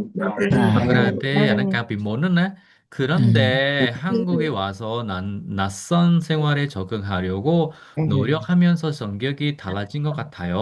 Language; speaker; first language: Korean; non-native, fluent; Khmer